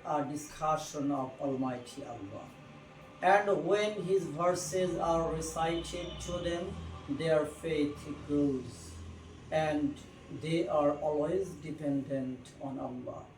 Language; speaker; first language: English; non-native, local second language; Bangla